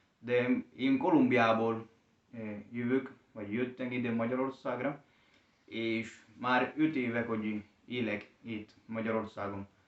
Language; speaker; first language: Hungarian; non-native, fluent; Spanish